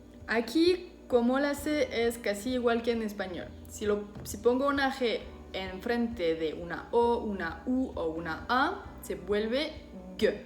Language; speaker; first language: Spanish; non-native, fluent; French